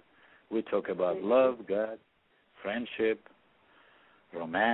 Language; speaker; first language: English; non-native, fluent; Russian